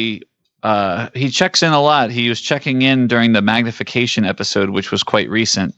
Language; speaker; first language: English; native; English